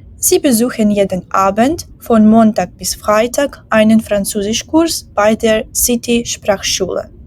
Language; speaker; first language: German; non-native, fluent; Ukrainian